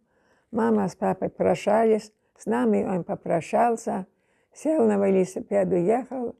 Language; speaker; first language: Russian; non-native, local second language; German